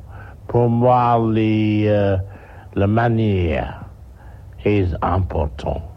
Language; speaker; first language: French; non-native, learner; English